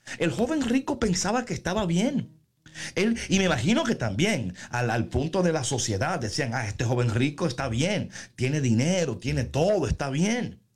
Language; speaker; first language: Spanish; native; Spanish